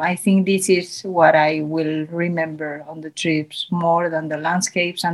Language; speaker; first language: English; non-native, fluent; Spanish